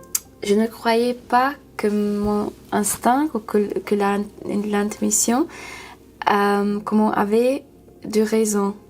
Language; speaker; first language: French; non-native, learner; English